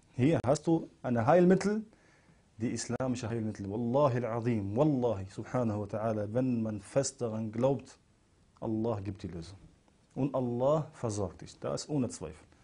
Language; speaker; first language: German; non-native, fluent; Arabic